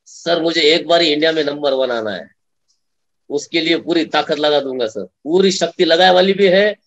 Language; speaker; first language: Hindi; non-native, local second language; Marathi